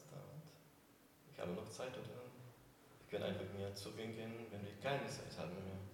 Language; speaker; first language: German; non-native, fluent; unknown